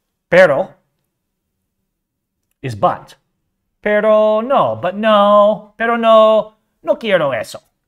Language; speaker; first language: Spanish; non-native, learner; English